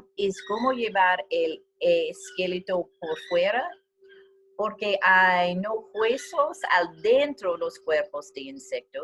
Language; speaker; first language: Spanish; non-native, learner; English